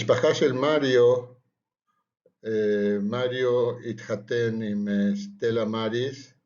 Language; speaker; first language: Hebrew; non-native, fluent; Spanish